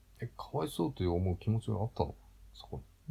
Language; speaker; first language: Japanese; native; Japanese